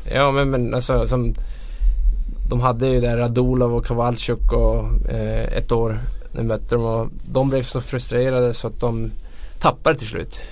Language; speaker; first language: Swedish; native; Swedish